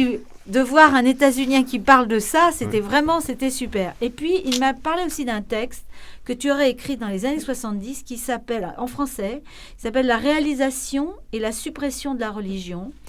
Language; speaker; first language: French; native; French